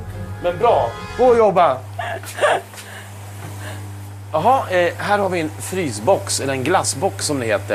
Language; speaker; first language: Swedish; native; Swedish